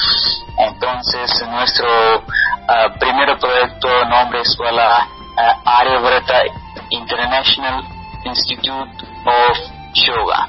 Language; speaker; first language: Spanish; non-native, learner; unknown